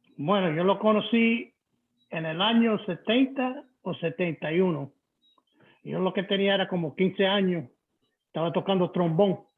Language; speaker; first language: Spanish; early bilingual, heritage; Spanish